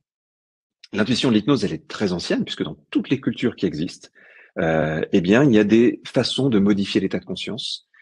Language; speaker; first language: French; native; French